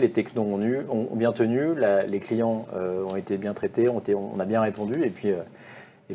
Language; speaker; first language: French; native; French